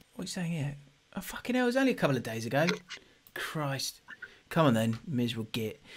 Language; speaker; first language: English; native; English